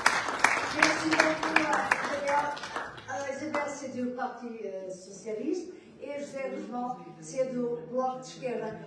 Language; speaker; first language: French; non-native, fluent; Portuguese